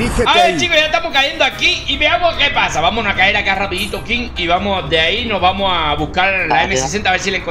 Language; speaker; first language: Spanish; native; Spanish